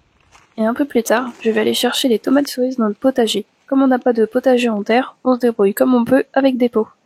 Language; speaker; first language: French; native; French